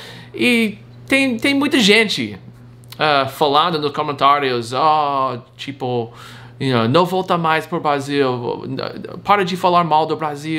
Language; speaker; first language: Portuguese; non-native, fluent; English